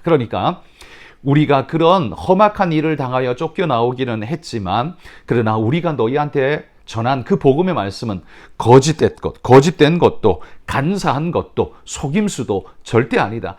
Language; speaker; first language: Korean; native; Korean